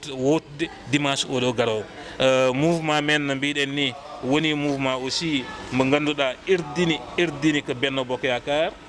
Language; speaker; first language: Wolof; non-native, local second language; Fula